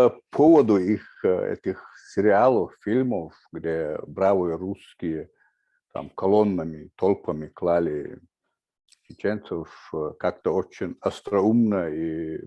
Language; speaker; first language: Russian; non-native, local second language; Chechen